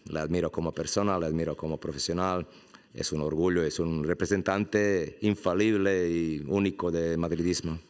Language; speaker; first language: Spanish; non-native, fluent; Croatian